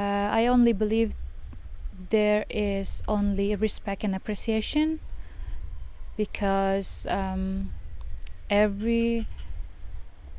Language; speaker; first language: English; non-native, fluent; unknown